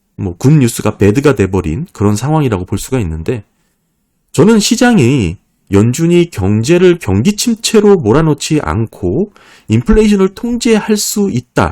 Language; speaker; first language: Korean; native; Korean